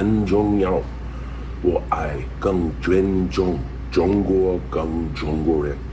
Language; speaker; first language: Chinese; non-native, learner; English